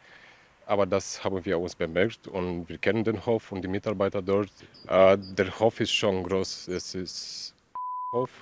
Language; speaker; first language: German; non-native, fluent; Romanian